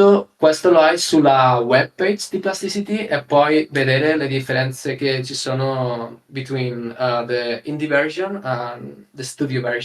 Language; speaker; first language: Italian; non-native, learner; Spanish